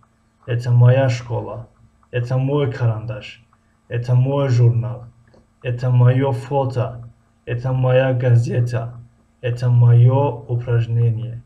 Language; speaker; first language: Russian; non-native, fluent; Persian